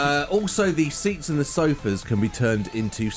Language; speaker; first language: English; native; English